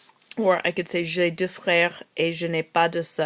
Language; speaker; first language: French; non-native, learner; English